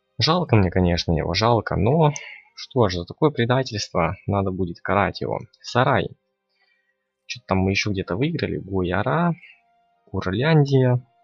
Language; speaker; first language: Russian; native; Russian